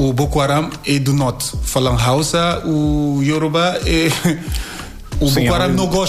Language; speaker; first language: Portuguese; non-native, learner; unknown